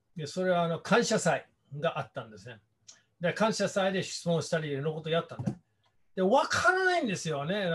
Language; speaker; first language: Japanese; non-native, fluent; English